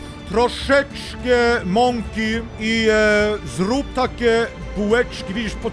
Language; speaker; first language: Polish; non-native, learner; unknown